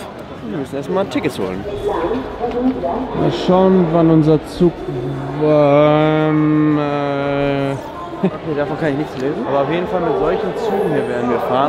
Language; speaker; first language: German; native; German